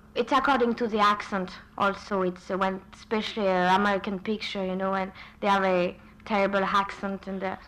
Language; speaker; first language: English; non-native, fluent; French